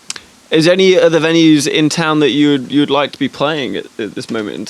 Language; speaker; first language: English; native; English